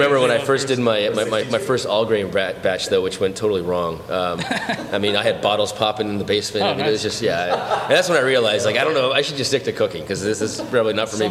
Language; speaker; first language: English; native; English